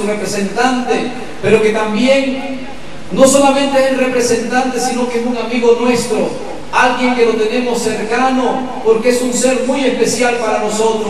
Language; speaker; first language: Spanish; native; Spanish